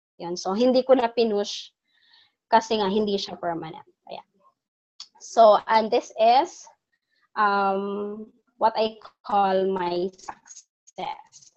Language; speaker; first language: Filipino; non-native, local second language; Cebuano